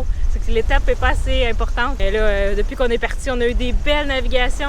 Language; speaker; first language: French; native; French